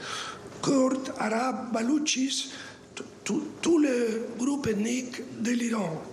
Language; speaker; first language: French; non-native, fluent; Spanish